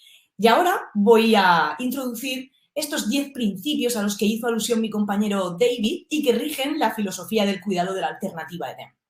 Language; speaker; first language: Spanish; native; Spanish